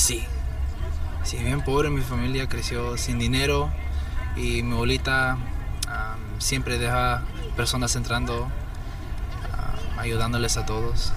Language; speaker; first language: Spanish; early bilingual, heritage; Spanish